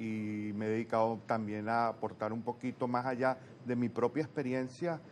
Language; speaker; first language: Spanish; native; Spanish